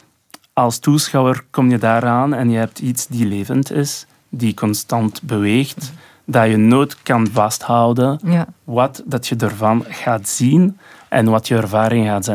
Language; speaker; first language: Dutch; non-native, local second language; French